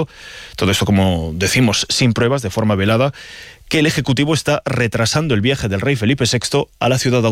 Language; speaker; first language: Spanish; native; Spanish